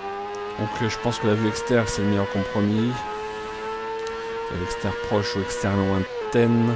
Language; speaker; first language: French; native; French